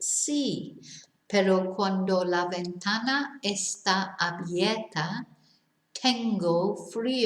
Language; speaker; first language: Spanish; non-native, fluent; English